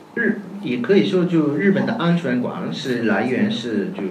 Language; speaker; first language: Chinese; non-native, fluent; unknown